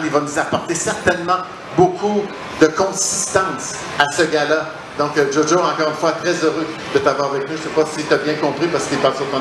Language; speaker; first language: French; native; French